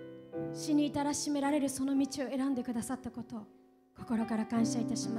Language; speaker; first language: Japanese; native; Japanese